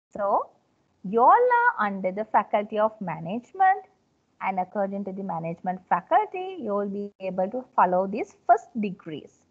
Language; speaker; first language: English; non-native, local second language; Sinhala